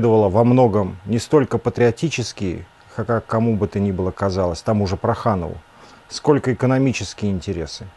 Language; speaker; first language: Russian; native; Russian